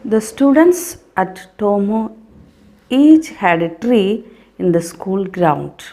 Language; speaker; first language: English; non-native, local second language; Malayalam